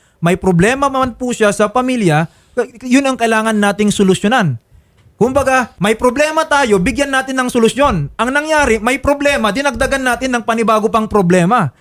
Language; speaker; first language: Filipino; native; Filipino